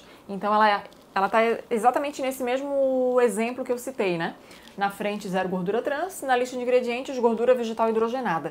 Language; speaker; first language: Portuguese; native; Portuguese